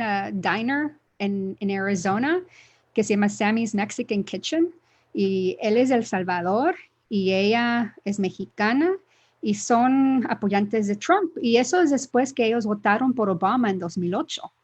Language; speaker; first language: Spanish; early bilingual, other home language; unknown